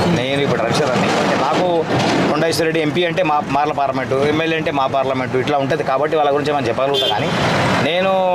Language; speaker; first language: Telugu; non-native, local second language; Urdu